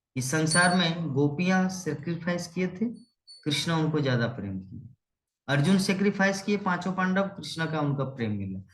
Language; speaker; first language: Hindi; non-native, local second language; Bangla